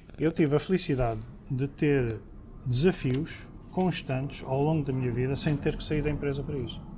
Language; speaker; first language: Portuguese; early bilingual, heritage; Portuguese